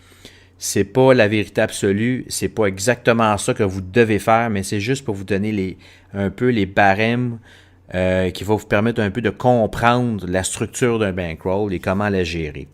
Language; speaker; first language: French; native; French